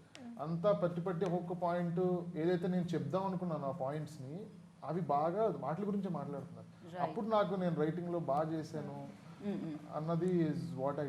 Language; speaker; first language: Telugu; native; Telugu